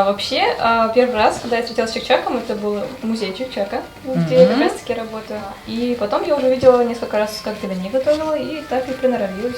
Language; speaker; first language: Russian; native; Russian